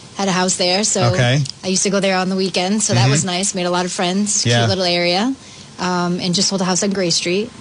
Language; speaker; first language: English; native; English